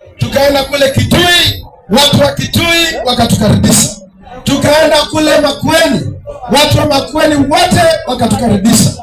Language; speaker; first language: Swahili; non-native, local second language; Luyia